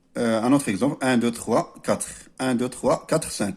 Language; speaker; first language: French; non-native, local second language; Arabic